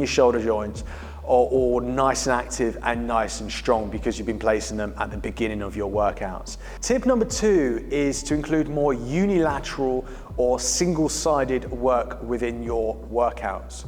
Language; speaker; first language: English; native; English